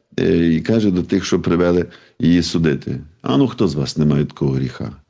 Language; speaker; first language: Ukrainian; native; Ukrainian